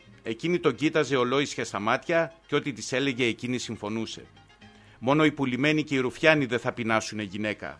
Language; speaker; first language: Greek; native; Greek